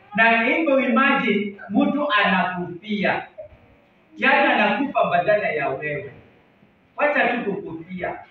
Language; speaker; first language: Swahili; native; Swahili